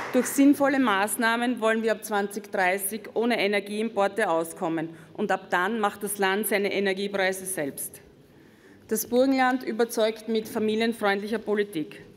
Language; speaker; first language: German; native; German